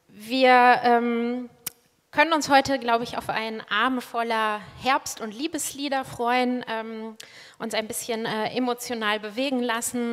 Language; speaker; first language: German; native; German